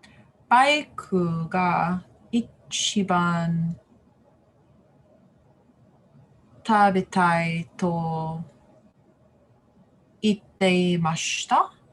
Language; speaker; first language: Japanese; non-native, learner; English